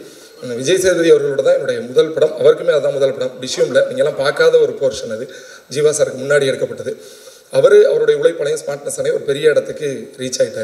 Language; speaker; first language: Tamil; native; Tamil